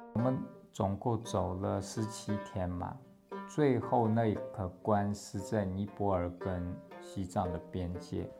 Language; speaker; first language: Chinese; non-native, local second language; Tibetan